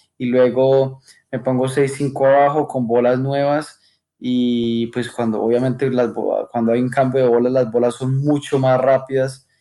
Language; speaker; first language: Spanish; native; Spanish